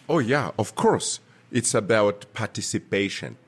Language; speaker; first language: English; non-native, fluent; Mossi